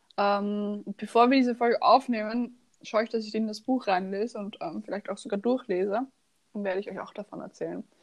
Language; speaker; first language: German; native; German